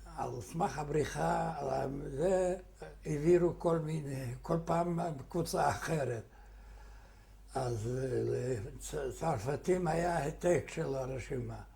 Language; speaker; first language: Hebrew; non-native, fluent; Yiddish